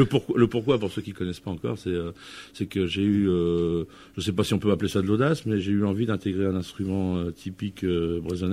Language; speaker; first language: French; native; French